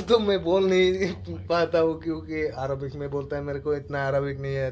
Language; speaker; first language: Hindi; non-native, local second language; Assamese